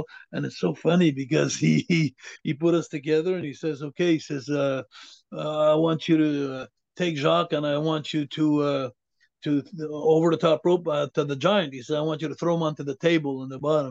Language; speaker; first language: English; native; English